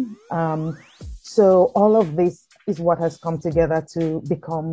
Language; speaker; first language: English; non-native, local second language; Yoruba